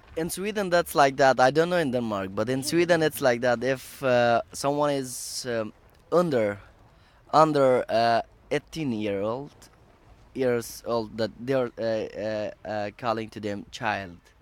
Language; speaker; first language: English; non-native, learner; Persian